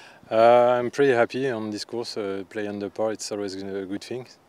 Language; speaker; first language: English; non-native, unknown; French